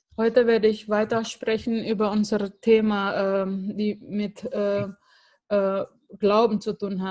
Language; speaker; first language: German; non-native, fluent; Indonesian